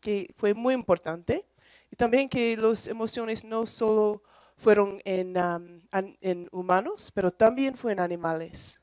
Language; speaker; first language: Spanish; non-native, learner; English